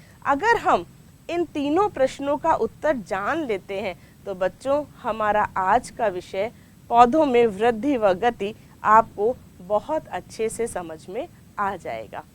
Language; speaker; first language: Hindi; native; Hindi